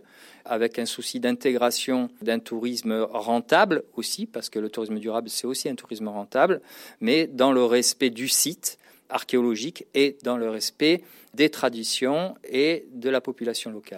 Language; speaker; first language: French; native; French